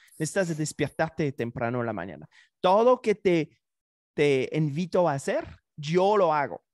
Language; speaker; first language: Spanish; non-native, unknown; French